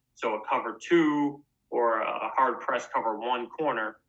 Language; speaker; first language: English; native; English